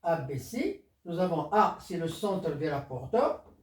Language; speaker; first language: French; non-native, local second language; Arabic